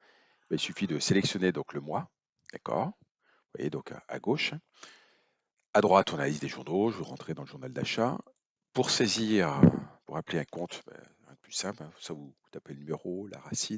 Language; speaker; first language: French; native; French